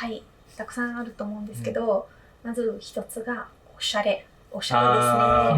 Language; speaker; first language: Japanese; non-native, fluent; Italian